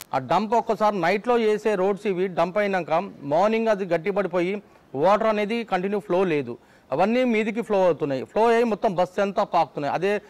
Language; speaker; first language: Telugu; native; Telugu